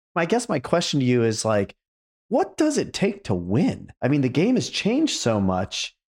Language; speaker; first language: English; native; English